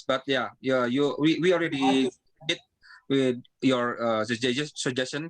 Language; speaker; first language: English; non-native, learner; Indonesian